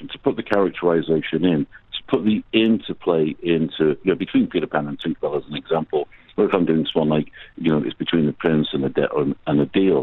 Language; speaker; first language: English; native; English